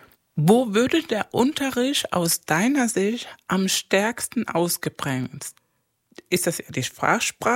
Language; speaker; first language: German; non-native, fluent; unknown